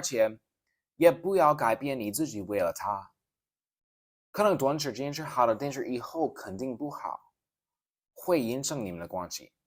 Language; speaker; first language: Chinese; non-native, fluent; English